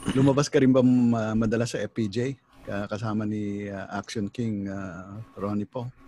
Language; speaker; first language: Filipino; native; Filipino